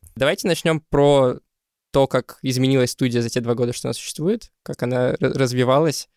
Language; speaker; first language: Russian; native; Russian